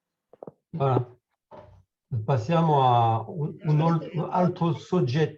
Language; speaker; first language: Italian; non-native, learner; French